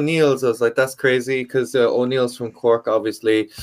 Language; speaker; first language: English; native; English